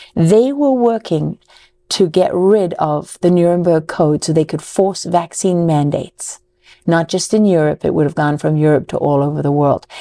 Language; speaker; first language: English; native; English